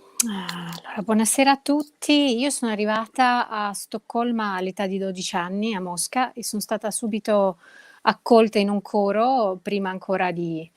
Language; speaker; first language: Italian; non-native, fluent; Russian